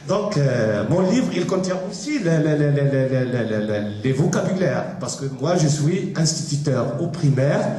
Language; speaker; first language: French; non-native, local second language; Arabic